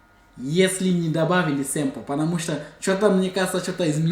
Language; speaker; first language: Russian; non-native, fluent; English